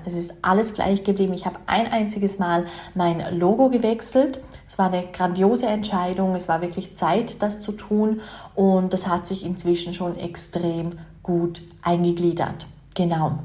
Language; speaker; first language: German; native; German